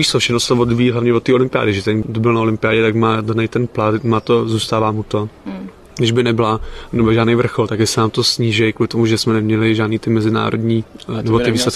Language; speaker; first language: Czech; native; Czech